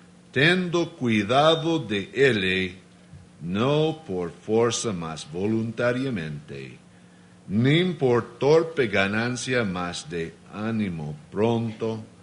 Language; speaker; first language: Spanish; non-native, learner; Portuguese